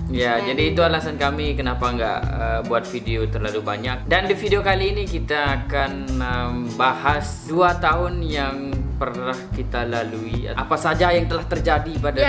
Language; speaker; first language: Indonesian; non-native, local second language; Sasak